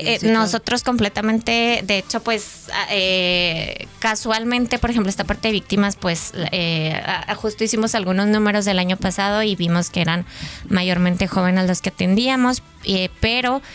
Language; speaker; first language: Spanish; native; Spanish